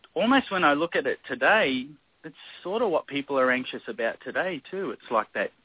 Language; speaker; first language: English; native; English